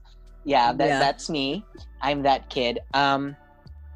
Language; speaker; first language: English; non-native, local second language; Cebuano